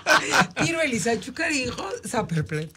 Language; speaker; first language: Georgian; native; Georgian